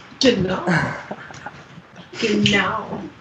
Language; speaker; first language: German; non-native, learner; English